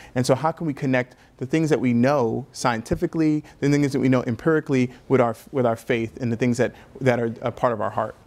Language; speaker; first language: English; native; English